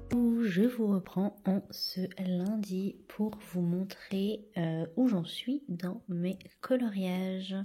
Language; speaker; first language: French; native; French